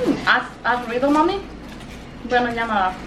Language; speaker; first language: Spanish; early bilingual, heritage; Spanish